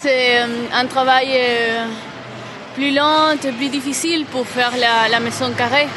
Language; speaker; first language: French; non-native, learner; Spanish